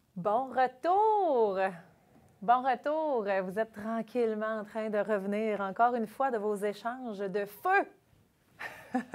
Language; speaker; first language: French; native; French